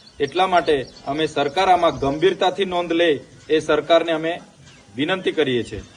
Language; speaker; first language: Gujarati; non-native, local second language; Bhili